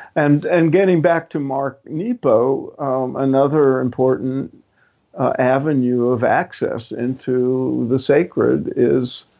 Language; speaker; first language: English; native; English